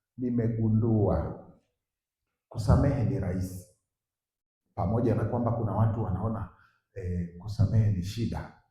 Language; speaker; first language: Swahili; native; Swahili